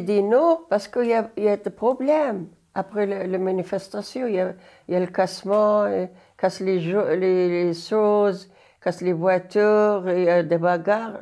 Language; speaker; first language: French; non-native, learner; Arabic